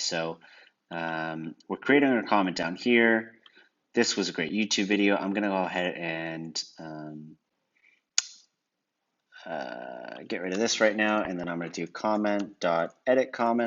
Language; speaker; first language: English; native; English